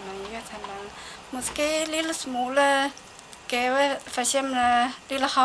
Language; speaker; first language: Danish; non-native, learner; Chinese